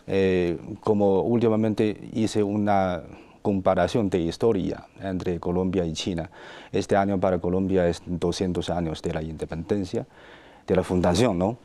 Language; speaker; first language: Spanish; non-native, fluent; Chinese